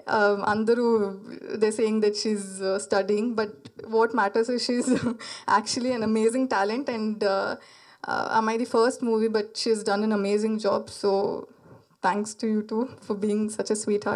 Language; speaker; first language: Telugu; non-native, learner; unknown